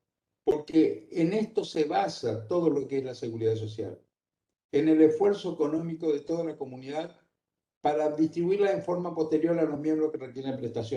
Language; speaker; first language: Spanish; native; Spanish